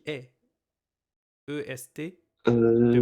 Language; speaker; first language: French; non-native, learner; Chinese